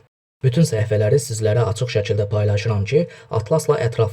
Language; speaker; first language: Azerbaijani; native; Azerbaijani